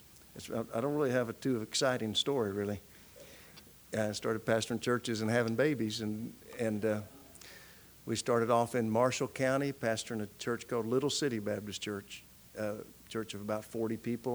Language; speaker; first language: English; native; English